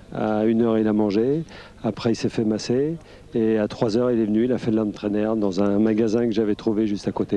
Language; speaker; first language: French; native; French